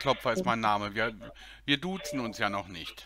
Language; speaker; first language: German; native; German